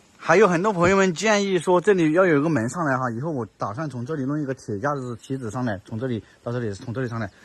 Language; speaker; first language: Chinese; native; Chinese